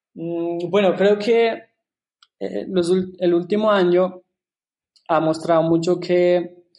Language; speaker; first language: Spanish; non-native, fluent; German